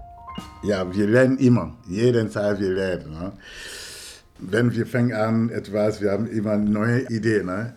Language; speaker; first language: German; non-native, learner; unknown